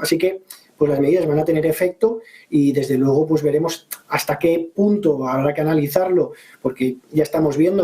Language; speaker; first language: Spanish; native; Spanish